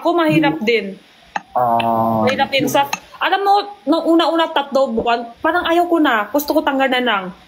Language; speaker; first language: Filipino; non-native, learner; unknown